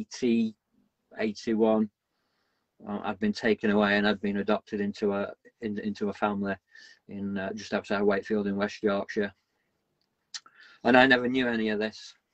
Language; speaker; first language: English; native; English